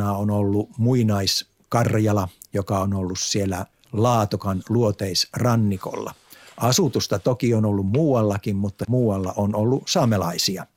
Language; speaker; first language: Finnish; native; Finnish